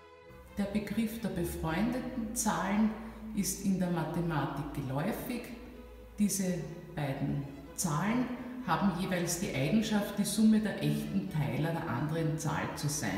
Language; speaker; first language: German; native; German